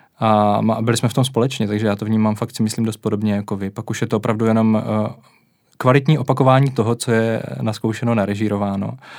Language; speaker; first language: Czech; native; Czech